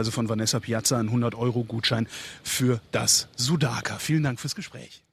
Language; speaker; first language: German; native; German